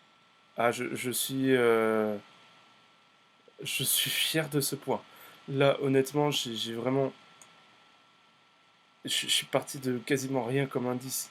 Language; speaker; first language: French; native; French